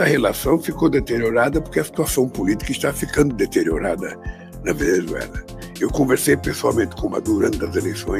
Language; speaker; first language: Portuguese; native; Portuguese